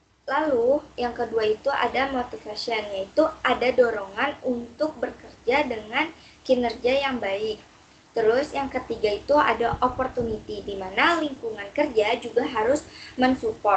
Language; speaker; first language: Indonesian; native; Indonesian